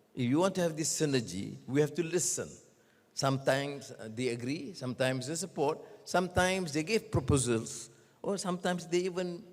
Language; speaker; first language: English; non-native, local second language; Malay